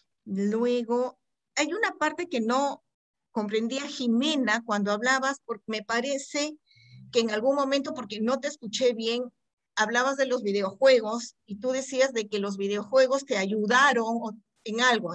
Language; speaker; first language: Spanish; native; Spanish